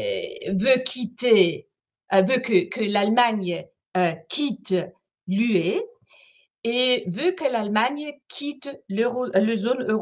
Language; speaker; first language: French; non-native, fluent; German